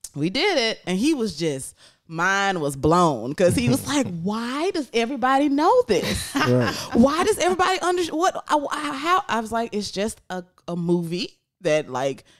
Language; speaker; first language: English; native; English